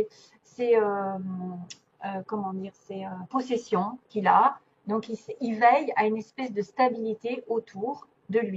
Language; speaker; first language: French; native; French